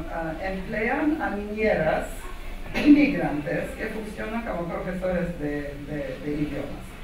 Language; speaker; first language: Spanish; non-native, fluent; Armenian